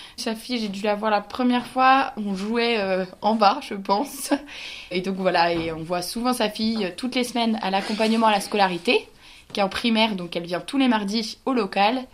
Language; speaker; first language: French; native; French